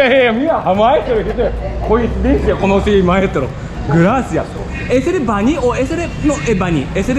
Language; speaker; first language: Spanish; non-native, learner; Japanese